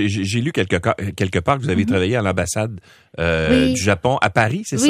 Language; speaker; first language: French; native; French